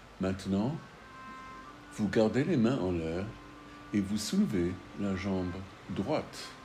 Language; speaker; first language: French; non-native, fluent; English